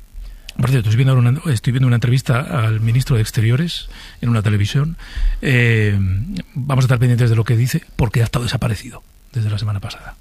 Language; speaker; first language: Spanish; native; Spanish